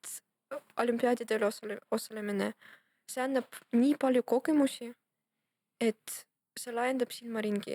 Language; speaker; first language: Estonian; non-native, local second language; Russian